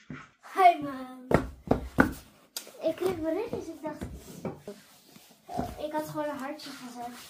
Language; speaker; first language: Dutch; early bilingual, other home language; Filipino